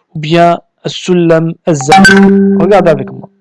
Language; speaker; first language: French; non-native, local second language; Arabic